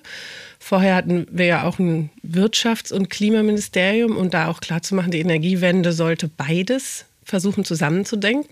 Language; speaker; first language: German; native; German